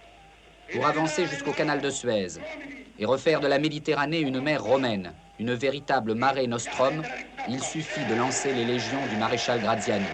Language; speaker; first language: French; native; French